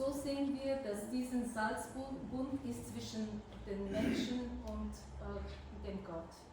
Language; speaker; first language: German; non-native, fluent; Bulgarian